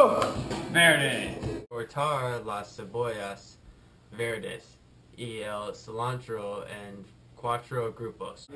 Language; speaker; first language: Spanish; non-native, learner; English